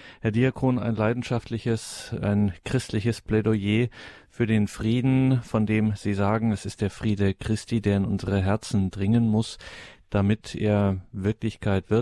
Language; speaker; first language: German; native; German